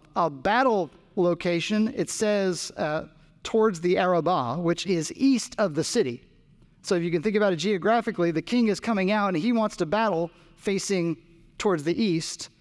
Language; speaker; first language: English; native; English